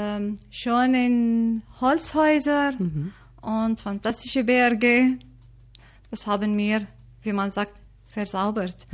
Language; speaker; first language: German; non-native, learner; Arabic